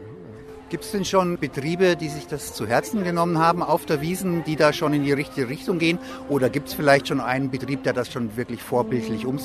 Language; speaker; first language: German; native; German